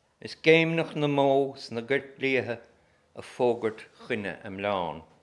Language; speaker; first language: Irish; native; Irish